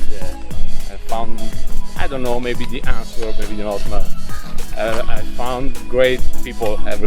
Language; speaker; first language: English; non-native, learner; Italian